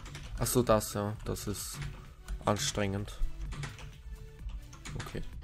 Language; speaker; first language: German; native; German